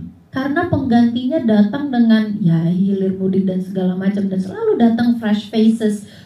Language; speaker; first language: Indonesian; early bilingual, heritage; Indonesian